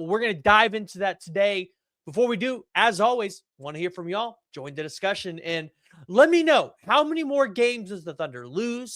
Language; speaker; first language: English; native; English